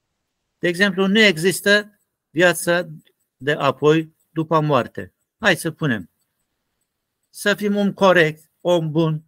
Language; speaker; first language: Romanian; non-native, learner; Turkish